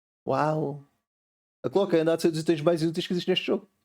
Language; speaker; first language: Portuguese; native; Portuguese